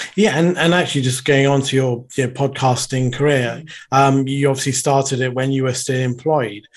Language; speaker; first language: English; native; English